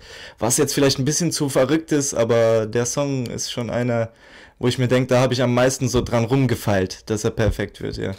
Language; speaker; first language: German; native; German